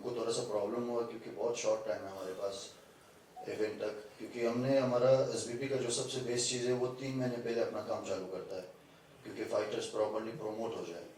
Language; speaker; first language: Hindi; non-native, fluent; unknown